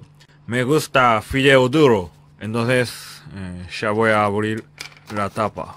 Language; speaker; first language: Spanish; non-native, learner; Japanese